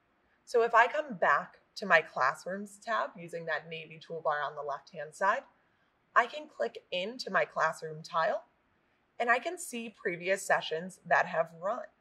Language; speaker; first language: English; native; English